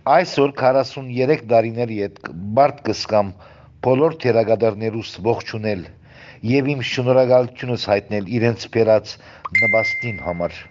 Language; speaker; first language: Armenian; early bilingual, heritage; Armenian